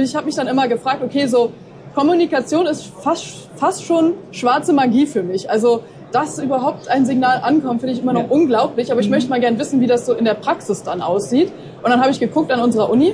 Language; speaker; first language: German; native; German